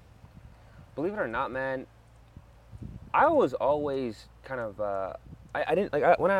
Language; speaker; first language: English; non-native, fluent; French